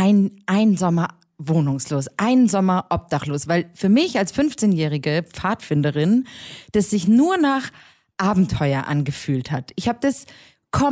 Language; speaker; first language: German; native; German